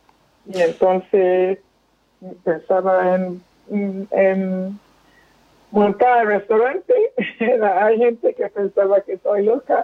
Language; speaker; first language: Spanish; non-native, fluent; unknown